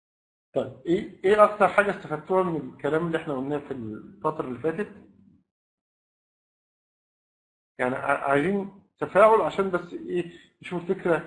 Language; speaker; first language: Arabic; native; Arabic